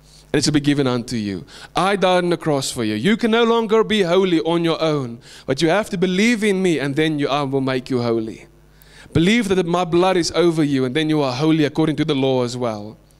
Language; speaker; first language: English; non-native, local second language; Afrikaans